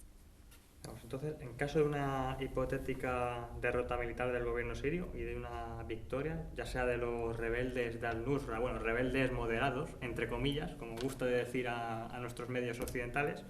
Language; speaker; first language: Spanish; native; Spanish